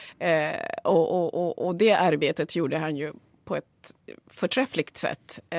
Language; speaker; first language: Swedish; early bilingual, other home language; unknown